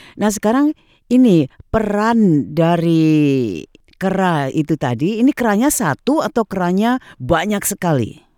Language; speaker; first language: Indonesian; native; Indonesian